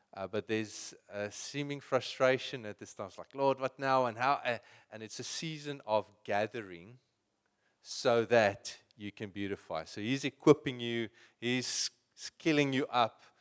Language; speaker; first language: English; non-native, local second language; Afrikaans